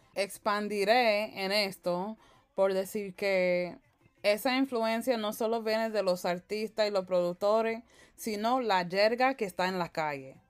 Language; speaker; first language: Spanish; early bilingual, heritage; Spanish